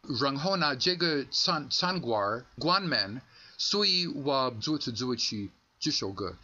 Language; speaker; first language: Chinese; non-native, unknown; Greek